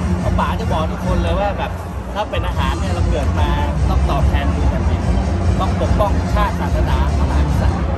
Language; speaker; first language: Thai; native; Thai